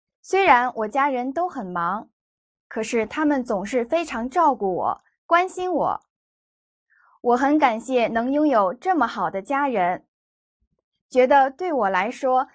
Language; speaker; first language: Chinese; non-native, fluent; Korean